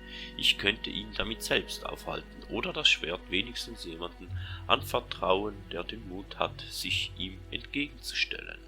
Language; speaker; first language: German; native; German